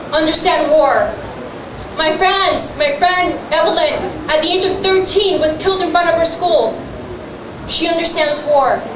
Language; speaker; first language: English; native; English